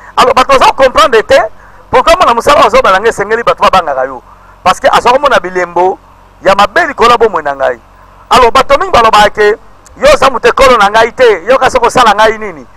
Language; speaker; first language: Lingala; native; Lingala